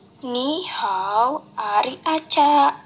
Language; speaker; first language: Chinese; non-native, learner; Indonesian